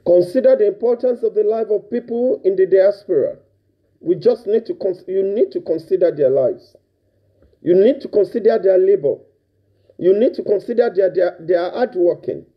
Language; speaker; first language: English; non-native, local second language; Yoruba